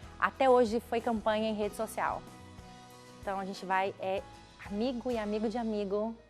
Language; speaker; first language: Portuguese; native; Portuguese